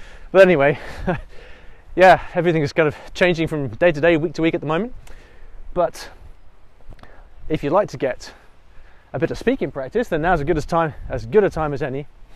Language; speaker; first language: English; native; English